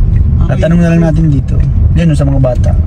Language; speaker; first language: Filipino; native; Filipino